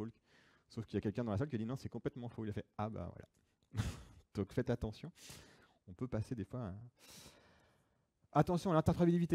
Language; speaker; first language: French; native; French